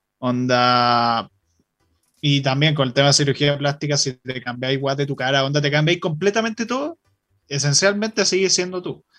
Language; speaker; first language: Spanish; native; Spanish